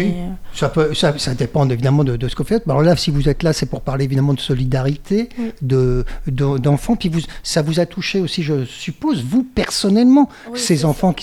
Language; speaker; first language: French; native; French